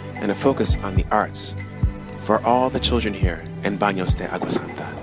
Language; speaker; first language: English; native; English